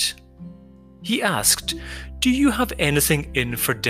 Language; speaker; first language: English; native; English